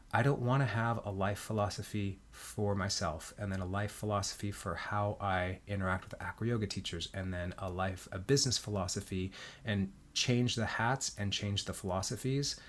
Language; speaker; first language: English; early bilingual, heritage; Spanish